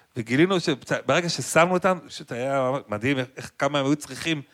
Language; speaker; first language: Hebrew; native; Hebrew